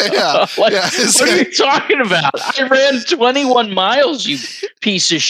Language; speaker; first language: English; native; English